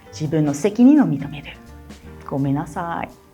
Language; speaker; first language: Japanese; non-native, fluent; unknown